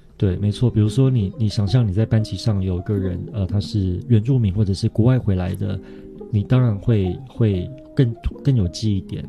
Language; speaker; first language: Chinese; native; Chinese